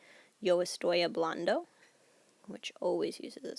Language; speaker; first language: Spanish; non-native, fluent; English